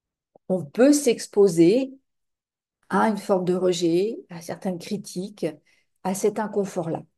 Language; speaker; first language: French; native; French